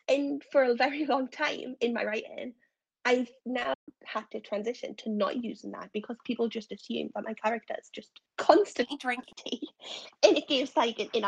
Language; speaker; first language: English; native; English